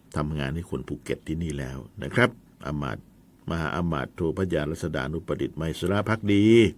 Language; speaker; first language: Thai; native; Thai